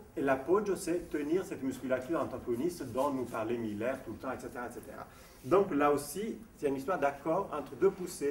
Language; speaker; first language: French; non-native, fluent; Italian